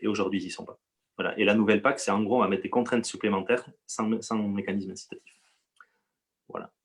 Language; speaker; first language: French; native; French